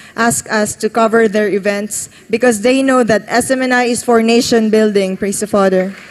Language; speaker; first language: English; non-native, local second language; Filipino